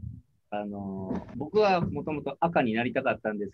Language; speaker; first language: Japanese; native; Japanese